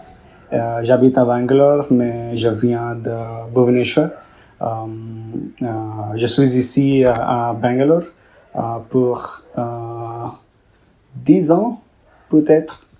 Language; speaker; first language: French; non-native, learner; Odia